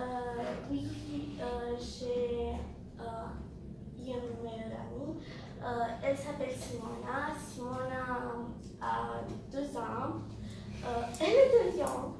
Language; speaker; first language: French; non-native, learner; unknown